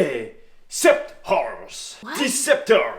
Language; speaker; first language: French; non-native, learner; English